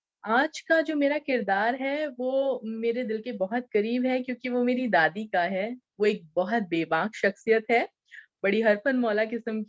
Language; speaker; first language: Hindi; native; Hindi